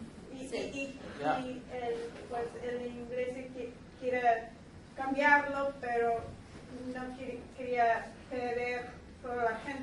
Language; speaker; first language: Spanish; non-native, learner; English